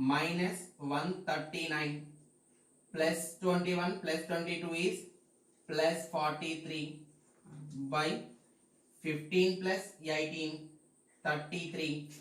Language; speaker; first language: English; non-native, local second language; Telugu